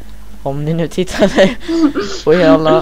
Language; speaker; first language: Swedish; native; Swedish